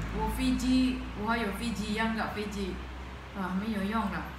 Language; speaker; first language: Chinese; non-native, learner; Filipino